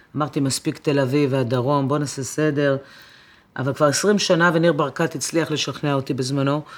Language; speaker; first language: Hebrew; non-native, fluent; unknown